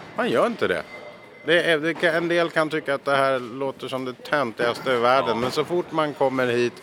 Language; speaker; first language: Swedish; non-native, fluent; English